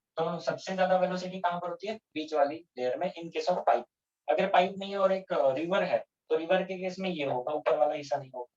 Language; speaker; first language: Hindi; non-native, local second language; Gujarati